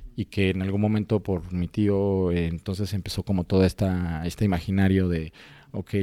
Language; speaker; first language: Spanish; native; Spanish